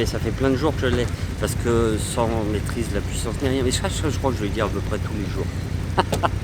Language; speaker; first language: French; native; French